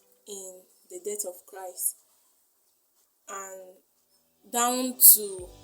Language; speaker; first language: English; non-native, local second language; Igbo